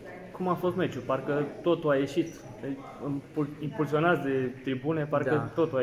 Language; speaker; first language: Romanian; native; Romanian